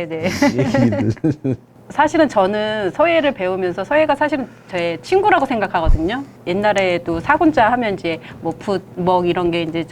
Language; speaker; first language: Korean; native; Korean